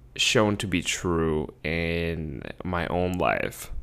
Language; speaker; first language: English; early bilingual, other home language; Spanish